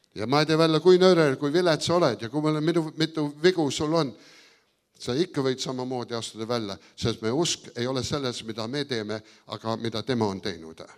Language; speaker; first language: Estonian; early bilingual, heritage; Estonian